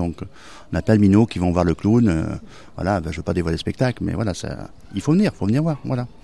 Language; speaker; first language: French; native; French